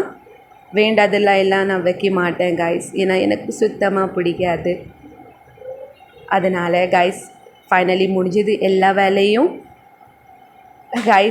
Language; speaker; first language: Tamil; non-native, local second language; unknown